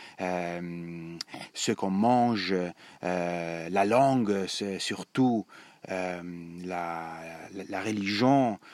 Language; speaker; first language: French; non-native, learner; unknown